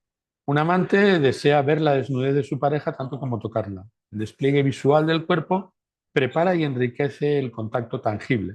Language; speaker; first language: Spanish; native; Spanish